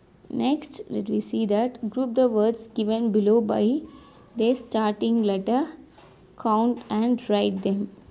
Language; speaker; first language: English; non-native, local second language; Tamil